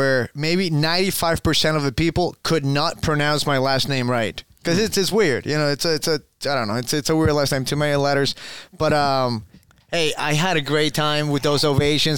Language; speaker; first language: English; non-native, fluent; Spanish